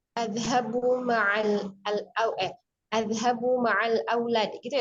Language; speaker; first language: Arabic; non-native, learner; Indonesian